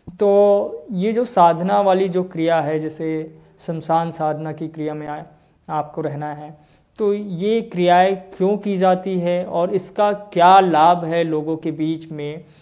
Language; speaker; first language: Hindi; native; Hindi